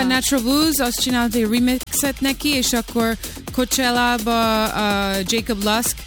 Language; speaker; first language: Hungarian; early bilingual, heritage; Hungarian